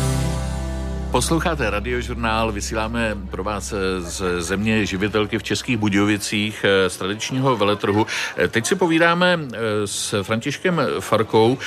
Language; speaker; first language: Czech; native; Czech